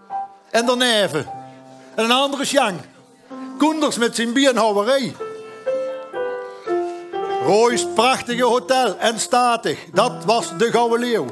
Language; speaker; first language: Dutch; native; Dutch